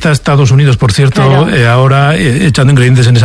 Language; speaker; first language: Spanish; native; Spanish